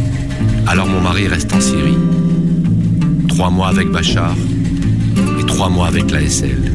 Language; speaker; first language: French; non-native, learner; Arabic